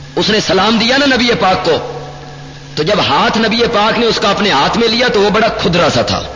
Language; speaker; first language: Urdu; non-native, local second language; Punjabi